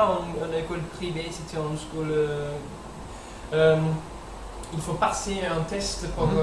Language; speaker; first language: French; non-native, learner; English